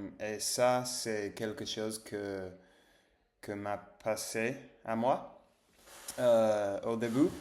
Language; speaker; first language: French; non-native, learner; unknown